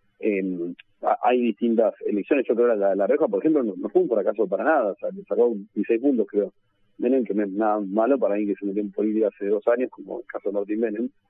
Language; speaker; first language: Spanish; native; Spanish